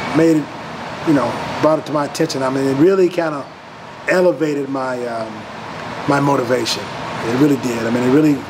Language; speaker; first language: English; native; English